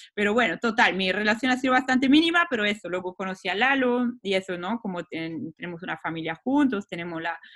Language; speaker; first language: Spanish; non-native, fluent; German